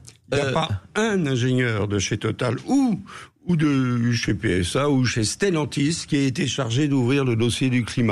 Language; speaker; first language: French; native; French